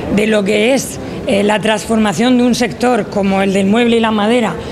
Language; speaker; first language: Spanish; native; Spanish